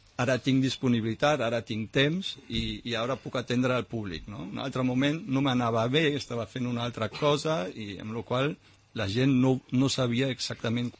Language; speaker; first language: Catalan; non-native, fluent; German